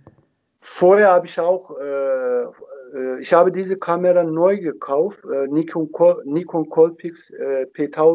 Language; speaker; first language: German; non-native, learner; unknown